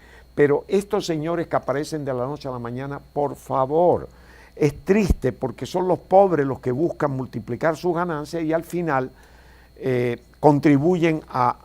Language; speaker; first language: Spanish; native; Spanish